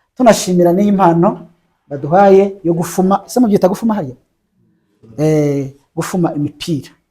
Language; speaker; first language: Kinyarwanda; native; Kinyarwanda